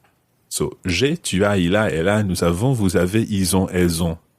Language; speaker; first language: French; non-native, fluent; English